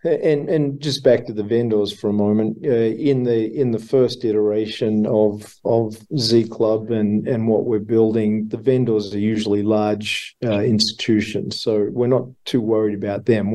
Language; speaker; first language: English; native; English